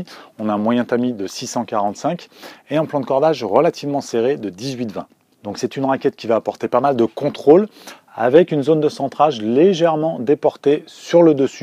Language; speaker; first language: French; native; French